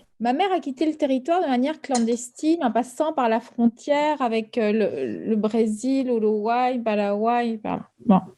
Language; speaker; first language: French; early bilingual, other home language; Spanish